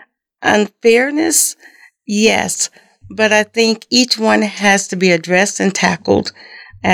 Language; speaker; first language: English; native; English